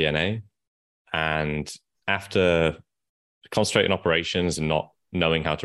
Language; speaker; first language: English; native; English